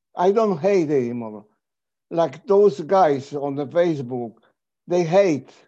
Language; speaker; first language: English; non-native, fluent; Polish